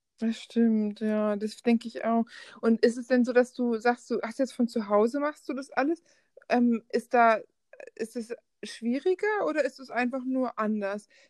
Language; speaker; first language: German; native; German